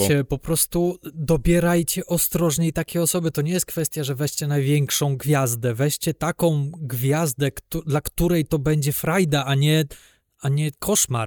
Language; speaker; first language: Polish; native; Polish